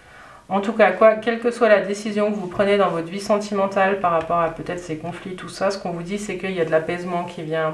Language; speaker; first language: French; native; French